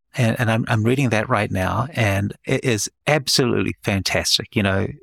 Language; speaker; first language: English; native; English